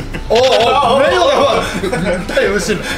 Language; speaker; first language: Chinese; non-native, learner; Japanese